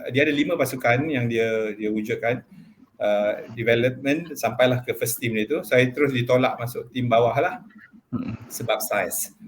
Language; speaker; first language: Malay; native; Malay